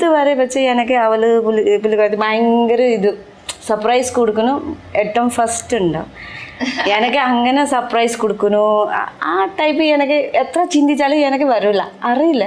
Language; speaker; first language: Malayalam; non-native, learner; Nepali